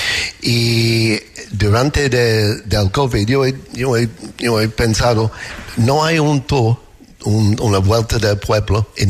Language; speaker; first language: Spanish; non-native, learner; English